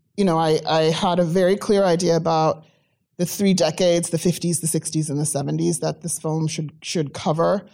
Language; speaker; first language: English; native; English